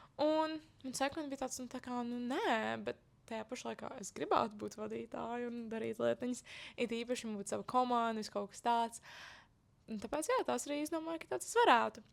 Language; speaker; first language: Latvian; native; Latvian